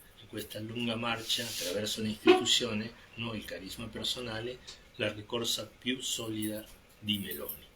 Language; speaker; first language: Italian; non-native, fluent; Spanish